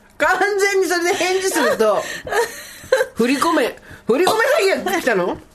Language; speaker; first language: Japanese; native; Japanese